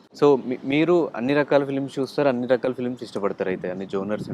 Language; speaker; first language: Telugu; native; Telugu